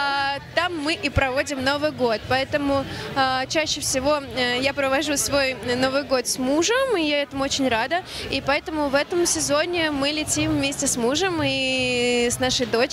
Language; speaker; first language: Russian; native; Russian